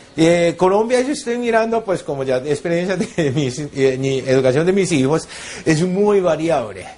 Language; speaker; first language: Spanish; non-native, fluent; Japanese